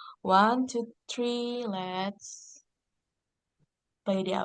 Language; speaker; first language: English; non-native, fluent; Indonesian